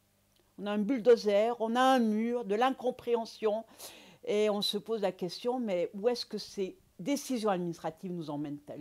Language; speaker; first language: French; native; French